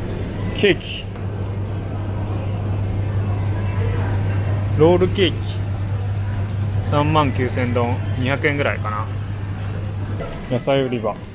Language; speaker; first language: Japanese; native; Japanese